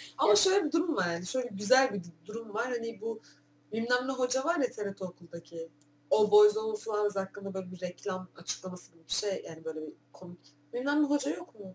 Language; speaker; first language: Turkish; native; Turkish